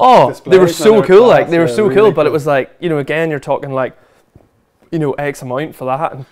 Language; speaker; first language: English; native; English